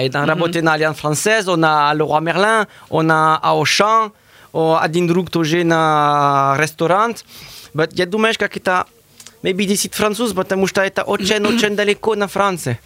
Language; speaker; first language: Russian; non-native, learner; French